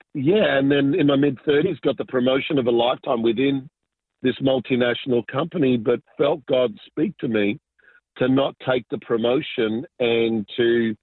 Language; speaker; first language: English; native; English